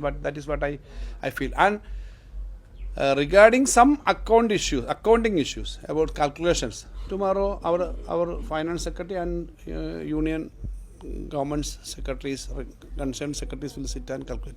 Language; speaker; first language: English; non-native, local second language; Malayalam